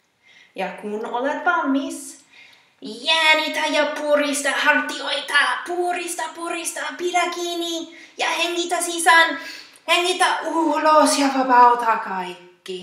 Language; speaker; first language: Finnish; non-native, fluent; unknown